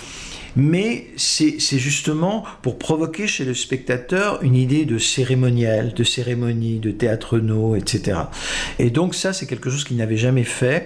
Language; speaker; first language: French; native; French